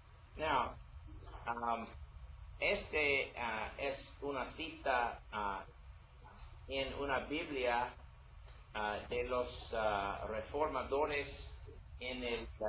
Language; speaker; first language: Spanish; non-native, learner; English